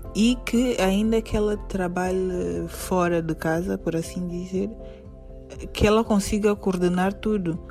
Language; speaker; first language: Portuguese; native; Portuguese